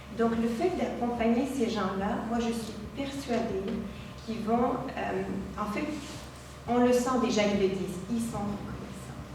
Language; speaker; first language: French; non-native, local second language; Arabic